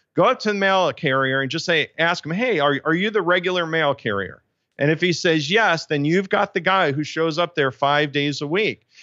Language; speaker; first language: English; native; English